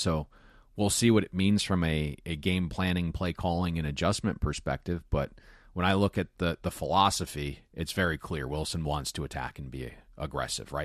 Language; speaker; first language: English; native; English